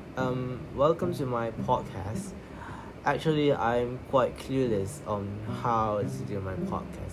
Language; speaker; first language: English; non-native, local second language; Malay